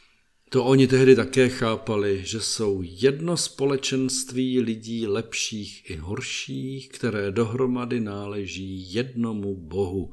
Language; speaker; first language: Czech; native; Czech